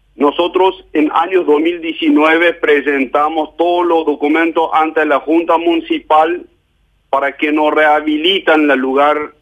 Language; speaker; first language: Spanish; non-native, fluent; German